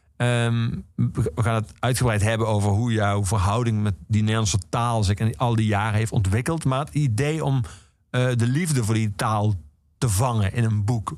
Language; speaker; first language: Dutch; native; Dutch